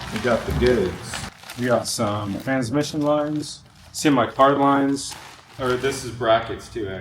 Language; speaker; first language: English; native; English